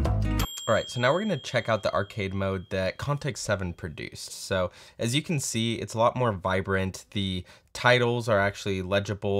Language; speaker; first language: English; native; English